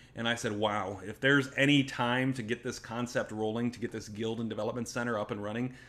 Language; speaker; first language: English; native; English